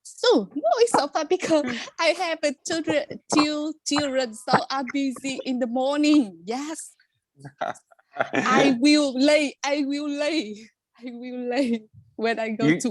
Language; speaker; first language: English; non-native, learner; Vietnamese